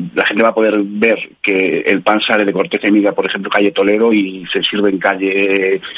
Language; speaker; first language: Spanish; native; Spanish